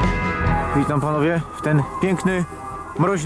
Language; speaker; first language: Polish; native; Polish